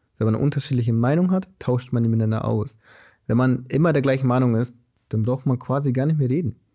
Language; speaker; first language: German; early bilingual, other home language; Portuguese